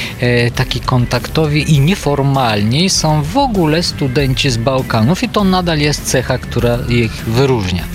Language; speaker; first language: Polish; non-native, fluent; Bulgarian